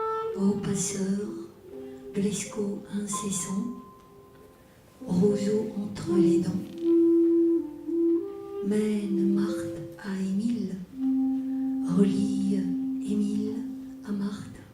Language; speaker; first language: French; native; French